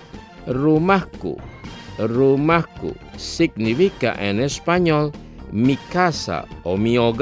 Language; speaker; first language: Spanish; non-native, fluent; Indonesian